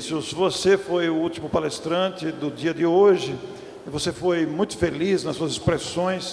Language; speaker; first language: Portuguese; native; Portuguese